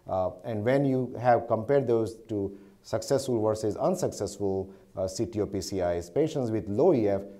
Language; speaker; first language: English; non-native, local second language; Gujarati